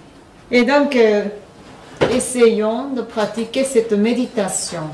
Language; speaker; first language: French; non-native, fluent; Japanese